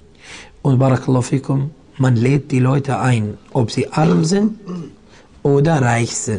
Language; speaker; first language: German; non-native, fluent; Arabic